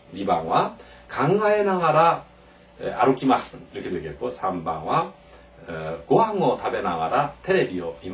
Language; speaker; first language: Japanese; non-native, fluent; Korean